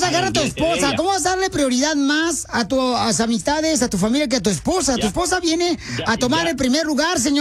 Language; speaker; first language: Spanish; native; Spanish